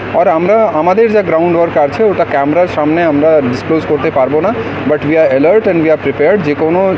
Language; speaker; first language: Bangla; non-native, local second language; Hindi